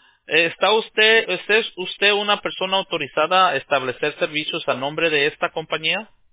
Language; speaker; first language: Spanish; early bilingual, heritage; Spanish